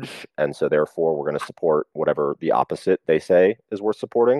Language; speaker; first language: English; native; English